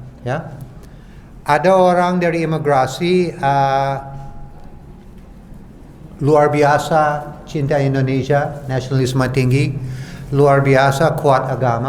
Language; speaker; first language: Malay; non-native, fluent; English